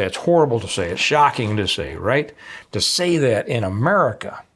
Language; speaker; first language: English; native; English